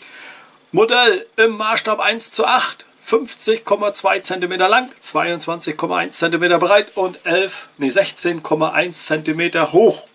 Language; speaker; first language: German; native; German